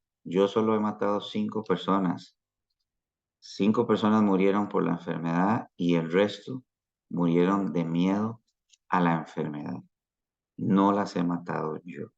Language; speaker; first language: Spanish; native; Spanish